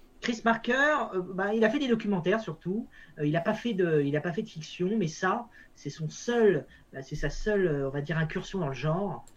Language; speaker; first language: French; native; French